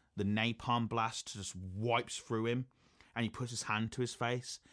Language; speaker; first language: English; native; English